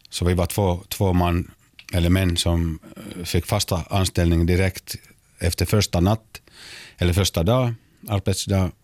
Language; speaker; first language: Swedish; non-native, local second language; Finnish